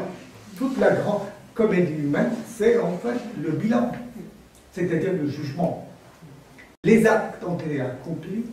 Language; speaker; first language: French; non-native, fluent; Armenian